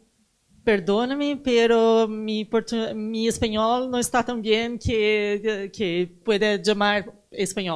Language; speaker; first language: Spanish; non-native, learner; Portuguese